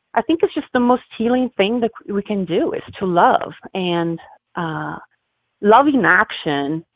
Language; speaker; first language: English; non-native, fluent; Italian